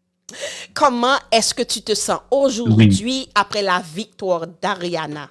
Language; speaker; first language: French; non-native, local second language; Haitian Creole